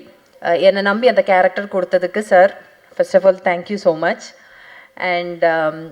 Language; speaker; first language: Tamil; non-native, fluent; Malayalam